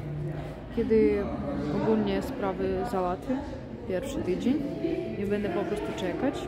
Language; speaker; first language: Polish; non-native, learner; Ukrainian